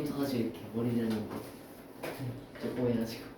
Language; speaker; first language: Korean; native; Korean